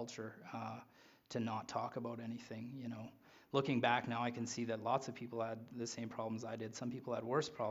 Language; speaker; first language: English; native; English